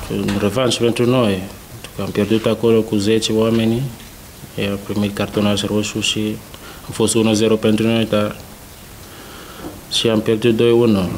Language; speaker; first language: Romanian; non-native, learner; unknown